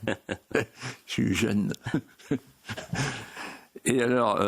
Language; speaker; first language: French; native; French